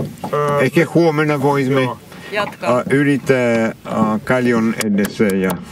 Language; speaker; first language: Finnish; non-native, learner; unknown